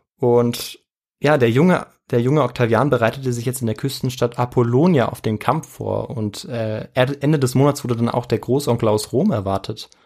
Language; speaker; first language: German; native; German